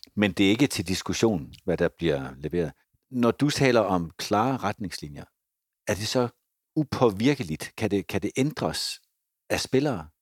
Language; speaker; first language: Danish; native; Danish